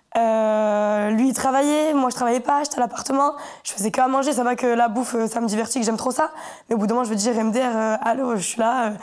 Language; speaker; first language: French; native; French